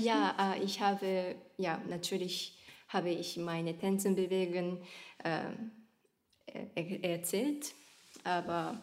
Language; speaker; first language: German; non-native, learner; Japanese